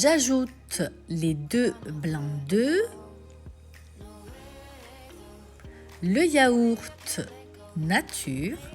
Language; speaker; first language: French; native; French